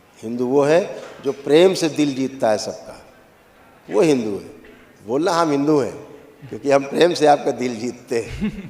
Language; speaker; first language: Hindi; native; Hindi